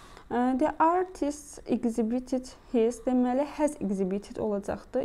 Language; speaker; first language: English; non-native, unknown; Azerbaijani